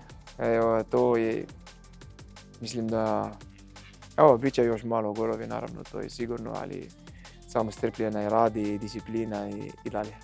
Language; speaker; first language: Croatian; non-native, fluent; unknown